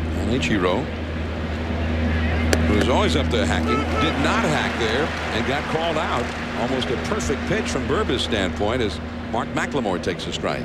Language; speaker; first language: English; native; English